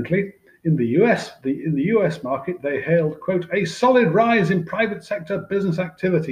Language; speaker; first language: English; native; English